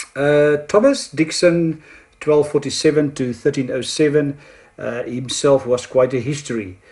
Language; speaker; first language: English; non-native, local second language; Afrikaans